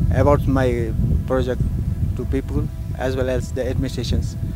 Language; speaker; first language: English; non-native, local second language; Ladakhi